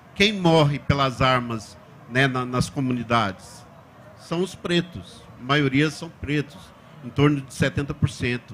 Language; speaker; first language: Portuguese; native; Portuguese